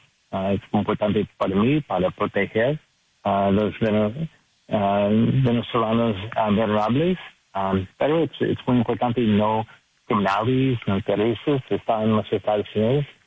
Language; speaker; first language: Spanish; non-native, learner; English